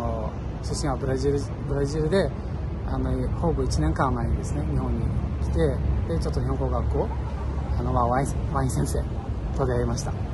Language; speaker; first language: Japanese; non-native, fluent; Portuguese